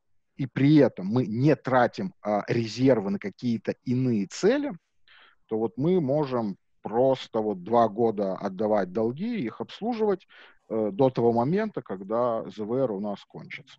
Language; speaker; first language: Russian; native; Russian